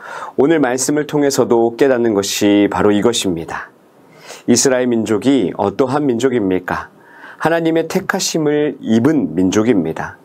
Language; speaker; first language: Korean; native; Korean